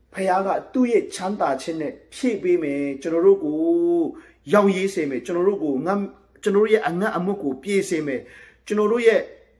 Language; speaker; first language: Burmese; non-native, local second language; Kachin